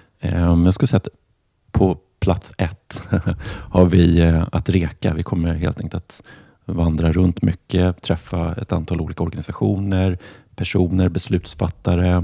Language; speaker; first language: Swedish; native; Swedish